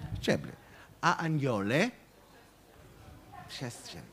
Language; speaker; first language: Polish; non-native, fluent; Hebrew